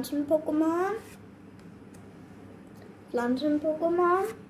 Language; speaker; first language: German; native; German